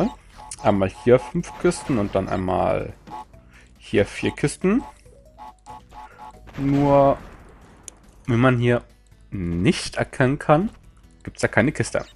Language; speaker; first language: German; native; German